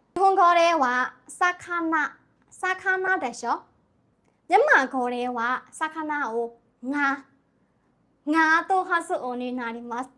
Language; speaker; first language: Japanese; non-native, learner; Burmese